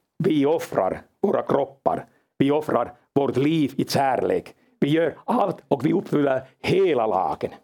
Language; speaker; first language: Swedish; non-native, local second language; Finnish